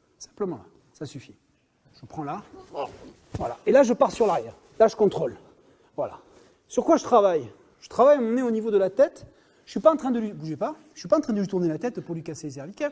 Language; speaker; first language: French; native; French